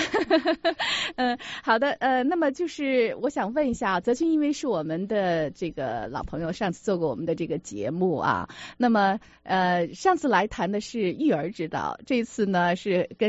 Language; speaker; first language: Chinese; native; Chinese